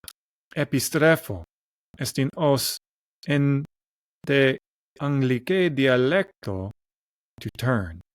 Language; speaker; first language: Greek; non-native, learner; English